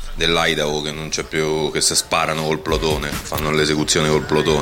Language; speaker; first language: Italian; native; Italian